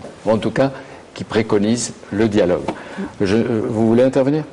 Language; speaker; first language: French; native; French